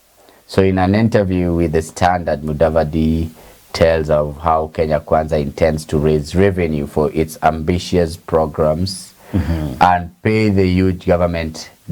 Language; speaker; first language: English; non-native, local second language; Swahili